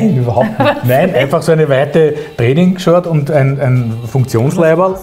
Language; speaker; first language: German; native; German